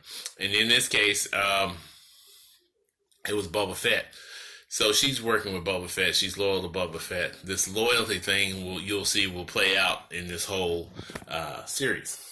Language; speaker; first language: English; native; English